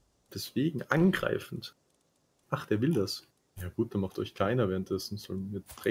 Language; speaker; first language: German; native; German